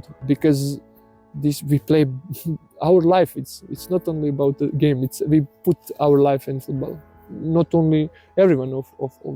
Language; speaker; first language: English; non-native, learner; Serbian